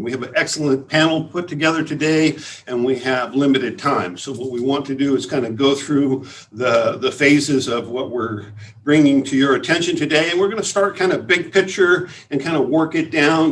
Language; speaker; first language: English; native; English